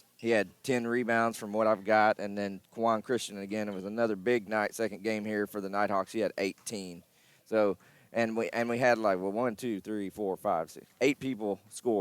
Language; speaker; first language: English; native; English